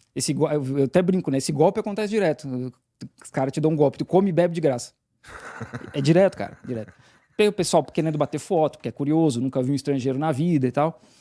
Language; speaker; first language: Portuguese; native; Portuguese